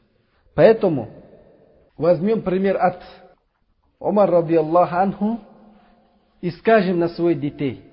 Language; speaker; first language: Russian; non-native, learner; Uzbek